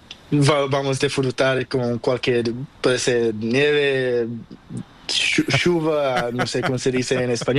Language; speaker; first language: Spanish; non-native, learner; Portuguese